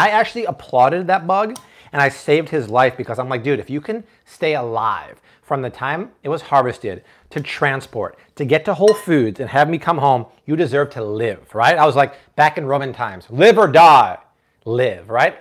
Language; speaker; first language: English; native; English